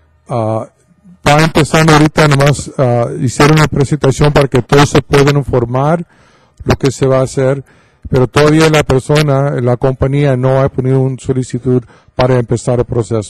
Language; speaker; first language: Spanish; early bilingual, heritage; Spanish